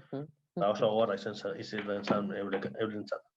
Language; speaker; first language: Basque; non-native, local second language; Spanish